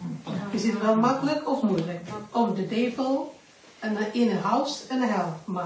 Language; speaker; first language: Dutch; non-native, learner; Indonesian